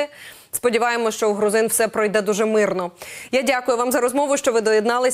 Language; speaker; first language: Ukrainian; native; Ukrainian